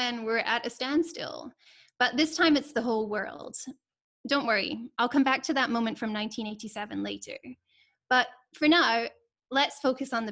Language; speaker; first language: English; native; English